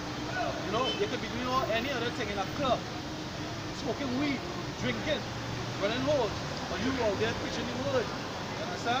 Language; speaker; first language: English; native; English